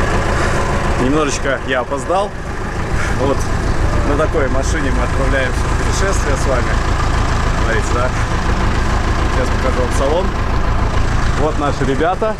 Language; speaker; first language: Russian; native; Russian